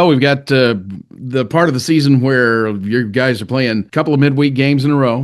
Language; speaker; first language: English; native; English